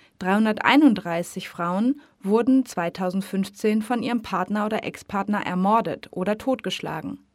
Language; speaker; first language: German; native; German